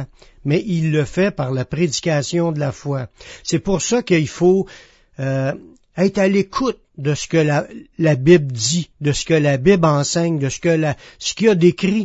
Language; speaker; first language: French; native; French